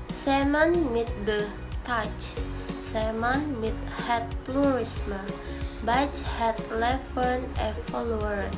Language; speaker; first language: Dutch; non-native, learner; Indonesian